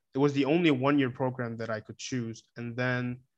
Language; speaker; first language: English; non-native, fluent; Korean